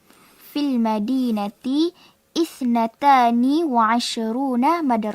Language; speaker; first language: Arabic; non-native, learner; Malay